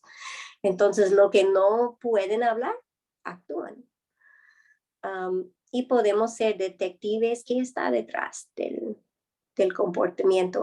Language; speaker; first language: Spanish; non-native, fluent; English